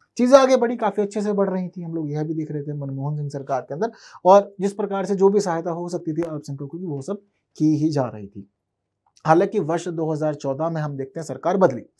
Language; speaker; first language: Hindi; native; Hindi